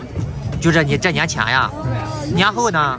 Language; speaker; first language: Chinese; native; Chinese